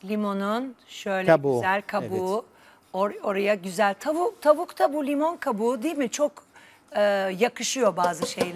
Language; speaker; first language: Turkish; native; Turkish